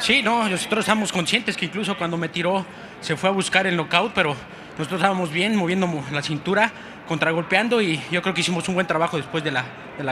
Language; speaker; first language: Spanish; native; Spanish